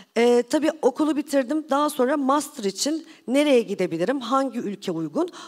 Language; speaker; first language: Turkish; native; Turkish